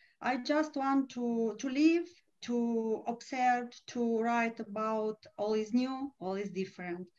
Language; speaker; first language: English; non-native, learner; Romanian